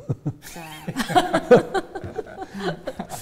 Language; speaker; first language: Korean; native; Korean